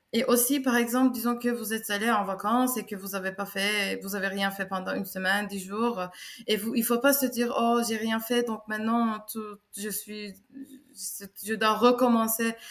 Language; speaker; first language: French; non-native, fluent; Turkish